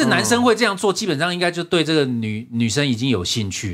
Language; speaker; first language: Chinese; native; Chinese